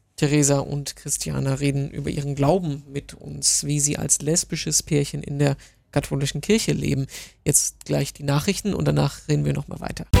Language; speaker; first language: German; native; German